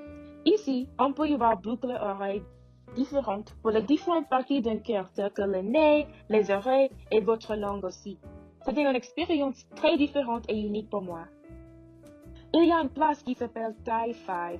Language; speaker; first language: French; non-native, learner; English